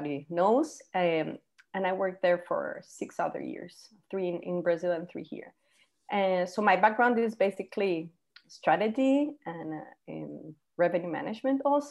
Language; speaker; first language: English; non-native, fluent; Spanish